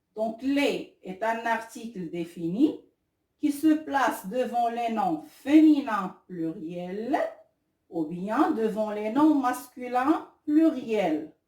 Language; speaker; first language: French; non-native, local second language; Arabic